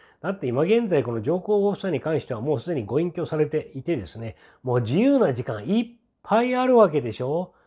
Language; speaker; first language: Japanese; native; Japanese